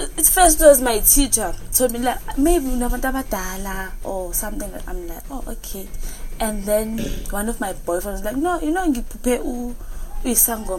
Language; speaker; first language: English; non-native, local second language; Zulu